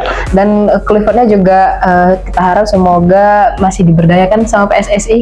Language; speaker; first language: Indonesian; native; Indonesian